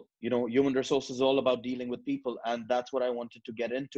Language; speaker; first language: English; non-native, local second language; Urdu